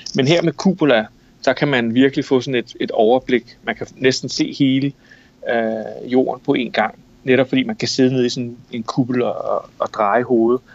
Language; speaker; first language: Danish; native; Danish